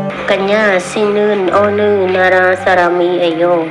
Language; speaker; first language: Korean; non-native, learner; Khmer